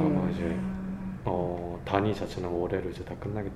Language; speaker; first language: Korean; native; Korean